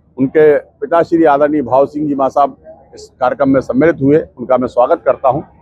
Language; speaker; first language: Hindi; native; Hindi